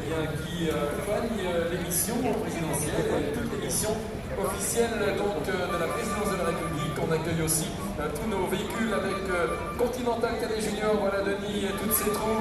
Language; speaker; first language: French; native; French